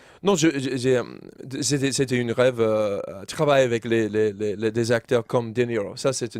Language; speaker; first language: French; non-native, learner; English